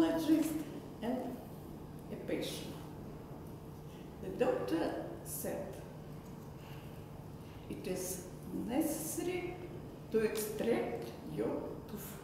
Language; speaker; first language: English; non-native, learner; Russian